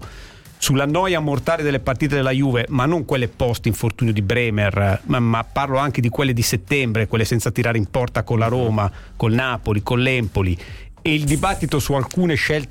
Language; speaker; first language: Italian; native; Italian